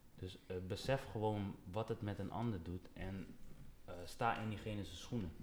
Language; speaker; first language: Dutch; early bilingual, other home language; Papiamento